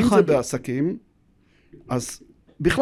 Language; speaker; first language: Hebrew; native; Hebrew